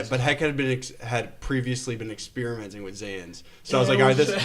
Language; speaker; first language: English; native; English